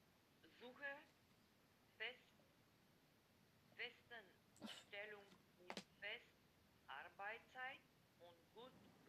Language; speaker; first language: German; non-native, learner; Macedonian